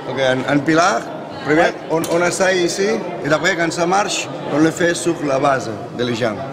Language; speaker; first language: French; non-native, learner; Catalan